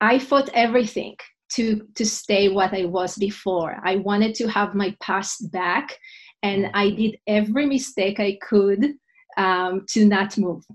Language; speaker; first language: English; non-native, fluent; Hebrew